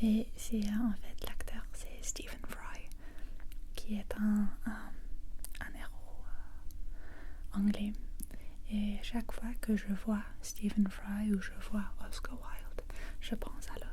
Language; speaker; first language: French; non-native, fluent; English